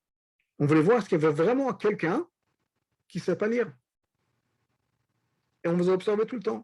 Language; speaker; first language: French; native; French